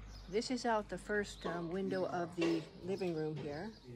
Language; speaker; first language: English; native; English